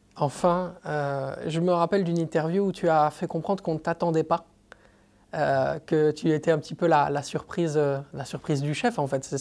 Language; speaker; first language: French; native; French